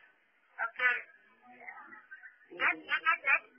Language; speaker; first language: English; non-native, local second language; Malayalam